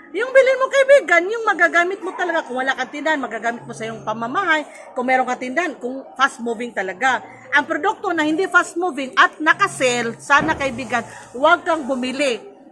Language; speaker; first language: Filipino; non-native, local second language; Cebuano